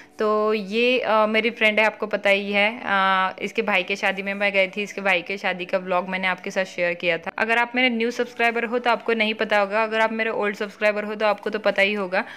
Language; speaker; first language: Hindi; non-native, local second language; Marathi